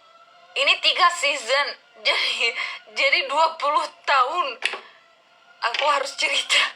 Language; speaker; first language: Indonesian; non-native, learner; Turkish